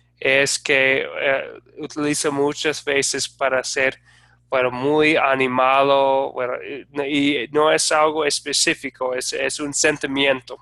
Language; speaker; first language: Spanish; non-native, fluent; English